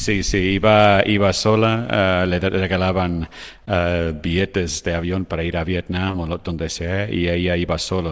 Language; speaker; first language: Spanish; non-native, fluent; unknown